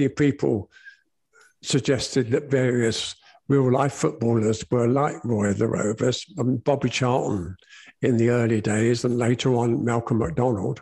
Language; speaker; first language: English; native; English